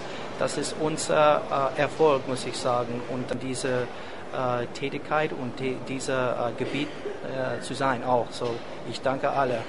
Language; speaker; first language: German; non-native, fluent; English